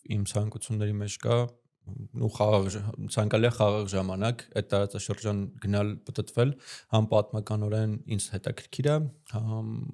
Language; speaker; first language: Armenian; native; Armenian